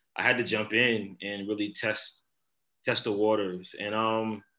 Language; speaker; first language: English; native; English